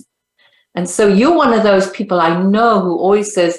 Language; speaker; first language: English; native; English